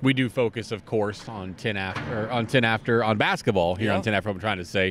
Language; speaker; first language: English; native; English